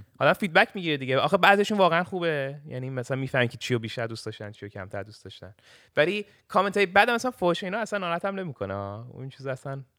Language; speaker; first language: Persian; early bilingual, heritage; Persian